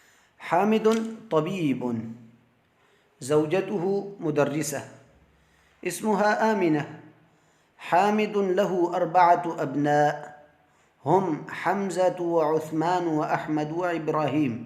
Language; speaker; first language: Arabic; non-native, fluent; Urdu